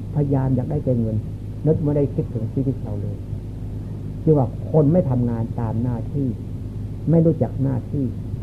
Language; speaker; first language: Thai; non-native, local second language; Lao